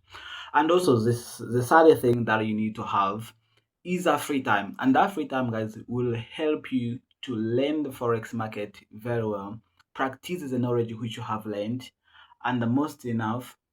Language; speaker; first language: English; non-native, local second language; Swahili